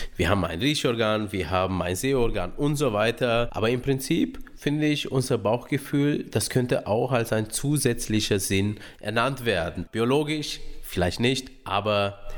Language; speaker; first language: German; early bilingual, other home language; Romanian